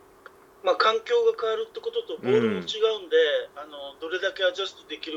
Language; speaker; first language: Japanese; native; Japanese